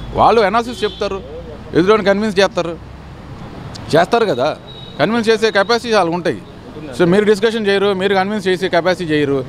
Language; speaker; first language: Telugu; native; Telugu